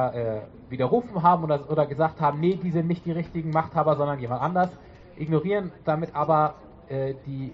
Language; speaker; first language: German; native; German